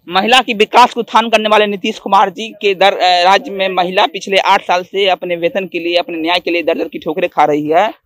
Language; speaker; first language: Hindi; native; Hindi